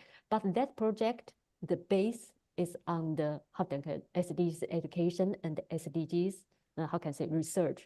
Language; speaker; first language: English; non-native, learner; Chinese